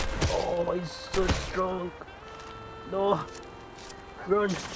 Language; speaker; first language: English; non-native, fluent; Spanish